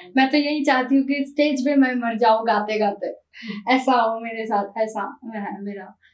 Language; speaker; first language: Hindi; non-native, local second language; Bangla